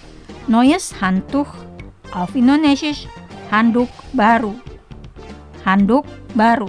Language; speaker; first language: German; non-native, fluent; Indonesian